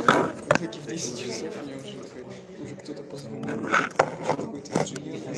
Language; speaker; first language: Russian; native; Russian